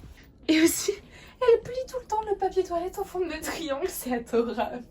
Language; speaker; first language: French; native; French